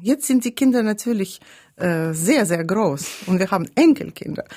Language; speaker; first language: German; non-native, fluent; Russian